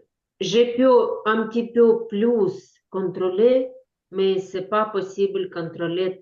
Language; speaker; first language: French; non-native, learner; Ukrainian